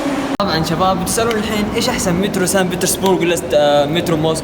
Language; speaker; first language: Arabic; native; Arabic